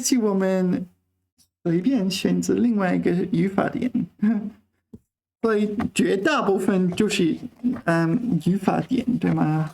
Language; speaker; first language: Chinese; non-native, learner; English